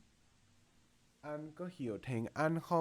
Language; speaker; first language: Vietnamese; non-native, learner; English